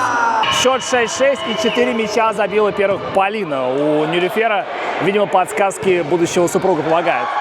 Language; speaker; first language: Russian; native; Russian